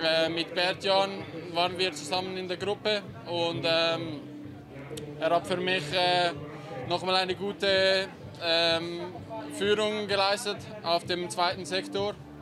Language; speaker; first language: German; native; German